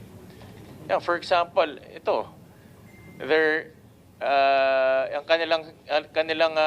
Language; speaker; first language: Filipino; native; Filipino